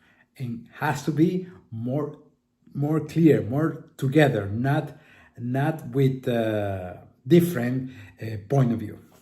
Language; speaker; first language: English; non-native, fluent; Spanish